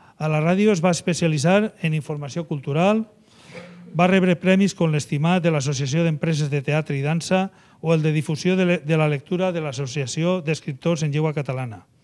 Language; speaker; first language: Catalan; native; Catalan